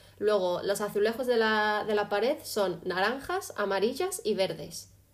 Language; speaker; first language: Spanish; early bilingual, other home language; English